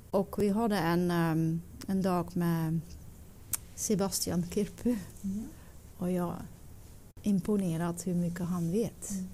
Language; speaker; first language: Swedish; non-native, learner; Dutch